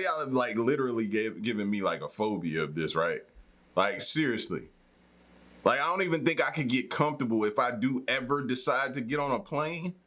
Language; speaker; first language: English; native; English